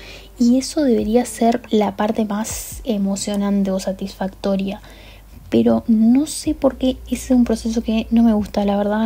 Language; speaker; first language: Spanish; native; Spanish